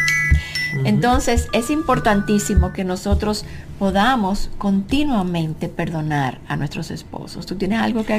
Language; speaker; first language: Spanish; native; Spanish